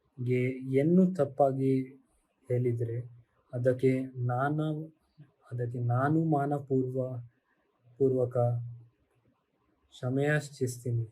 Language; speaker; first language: Kannada; non-native, learner; Hindi